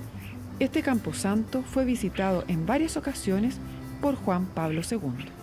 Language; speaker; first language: Spanish; native; Spanish